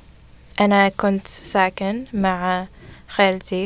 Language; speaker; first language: Arabic; non-native, learner; English